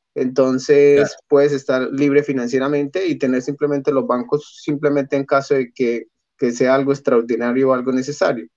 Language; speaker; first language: Spanish; native; Spanish